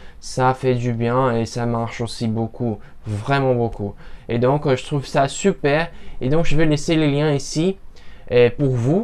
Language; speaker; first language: French; non-native, learner; Portuguese